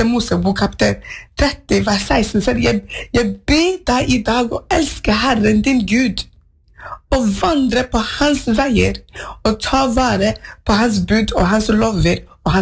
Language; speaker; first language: Norwegian; non-native, fluent; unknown